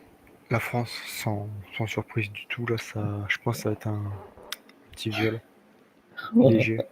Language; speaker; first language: French; native; French